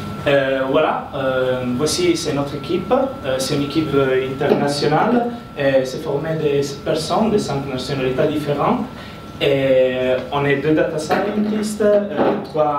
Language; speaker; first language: French; non-native, fluent; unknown